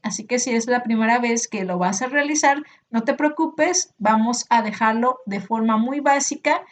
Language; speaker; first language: Spanish; native; Spanish